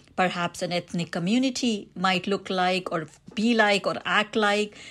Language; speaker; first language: English; non-native, local second language; Hindi